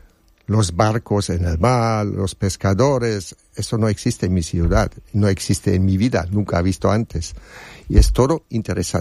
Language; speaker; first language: Spanish; non-native, fluent; German